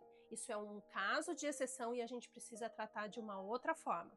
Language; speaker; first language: Portuguese; native; Portuguese